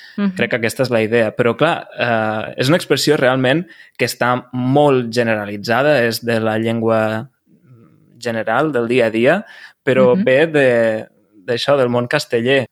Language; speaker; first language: Catalan; native; Catalan